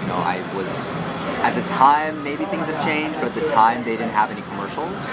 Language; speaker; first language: English; early bilingual, other home language; Hebrew